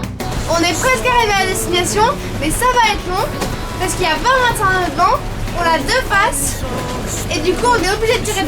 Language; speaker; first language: French; native; French